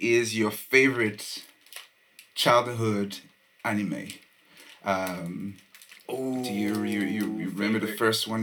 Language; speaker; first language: English; non-native, fluent; French